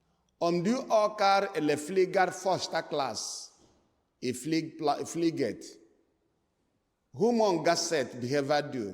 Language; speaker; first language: Swedish; non-native, fluent; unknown